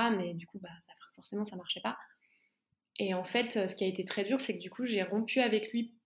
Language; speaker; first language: French; native; French